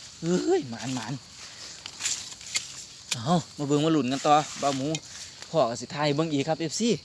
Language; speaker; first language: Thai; non-native, local second language; Northeastern Thai